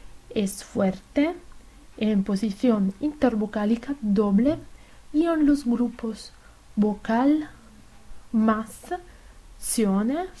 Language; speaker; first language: Spanish; non-native, fluent; Italian